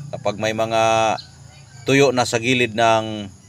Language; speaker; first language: Filipino; non-native, local second language; Cebuano